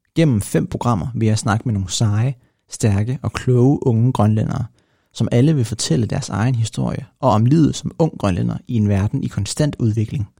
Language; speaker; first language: Danish; native; Danish